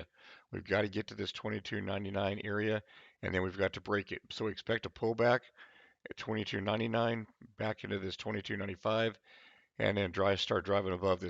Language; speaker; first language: English; native; English